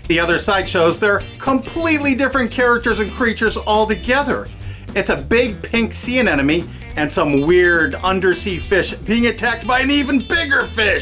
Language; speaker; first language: English; native; English